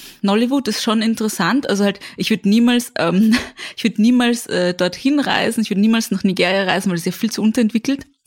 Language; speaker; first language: German; native; German